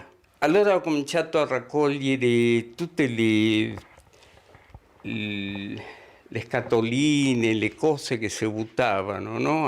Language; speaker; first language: Italian; non-native, fluent; Spanish